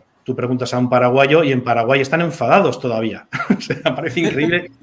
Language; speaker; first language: Spanish; native; Spanish